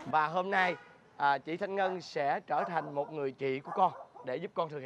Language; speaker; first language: Vietnamese; native; Vietnamese